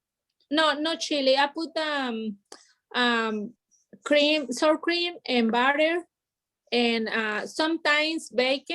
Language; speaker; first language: English; non-native, learner; Spanish